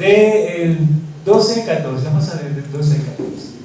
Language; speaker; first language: Spanish; native; Spanish